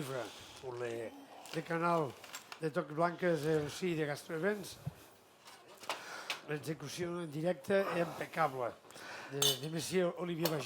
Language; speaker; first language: French; non-native, learner; Catalan